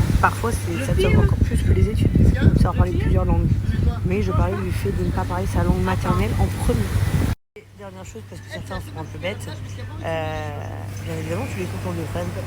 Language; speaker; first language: French; early bilingual, other home language; English